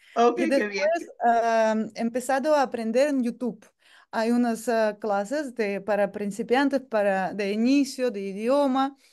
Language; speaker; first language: Spanish; non-native, fluent; Russian